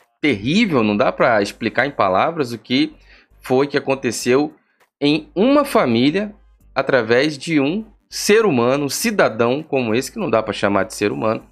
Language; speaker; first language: Portuguese; native; Portuguese